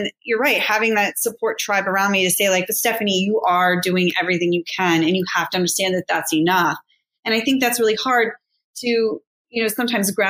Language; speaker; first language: English; native; English